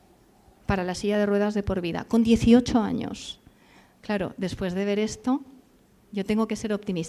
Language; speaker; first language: Spanish; native; Spanish